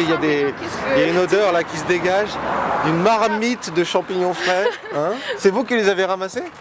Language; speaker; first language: French; native; French